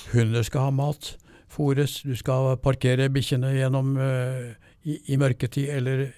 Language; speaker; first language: Norwegian; native; Norwegian